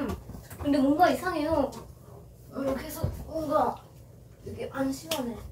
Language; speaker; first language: Korean; non-native, fluent; Japanese